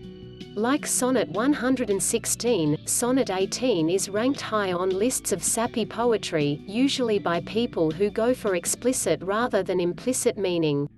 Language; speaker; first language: English; native; English